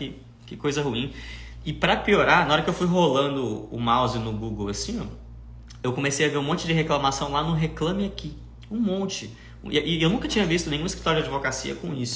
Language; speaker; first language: Portuguese; native; Portuguese